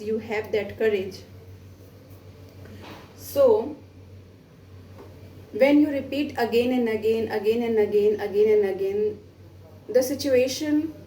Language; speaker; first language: English; non-native, local second language; Hindi